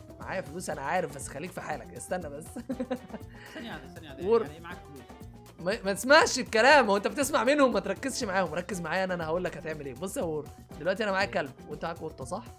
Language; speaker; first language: Arabic; native; Arabic